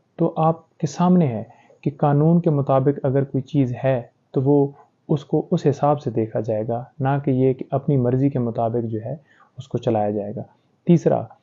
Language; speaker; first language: Urdu; native; Urdu